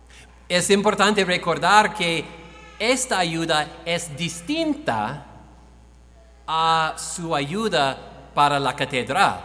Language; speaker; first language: Spanish; non-native, fluent; English